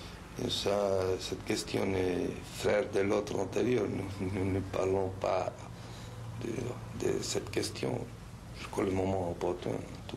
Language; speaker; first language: French; non-native, learner; Spanish